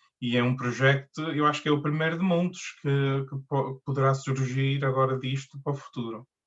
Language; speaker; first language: Portuguese; early bilingual, heritage; Portuguese